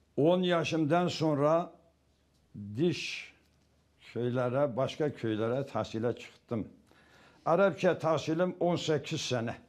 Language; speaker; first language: Turkish; non-native, local second language; Kurdish